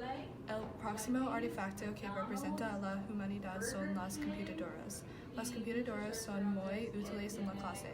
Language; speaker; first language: Spanish; non-native, learner; English